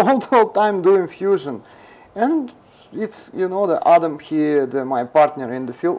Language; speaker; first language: English; non-native, learner; Russian